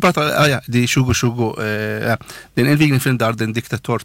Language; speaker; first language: Swedish; non-native, learner; Arabic